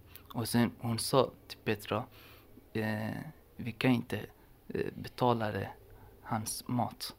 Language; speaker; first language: Swedish; non-native, learner; Persian